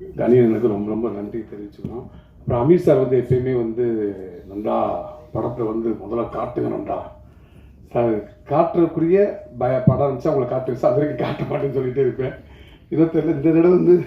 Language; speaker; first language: Tamil; native; Tamil